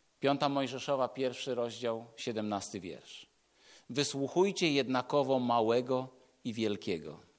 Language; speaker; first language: Polish; native; Polish